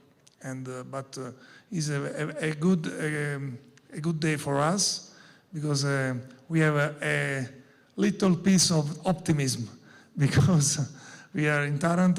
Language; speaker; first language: English; non-native, learner; Italian